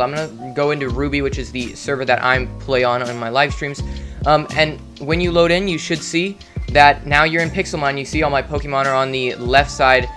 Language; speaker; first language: English; native; English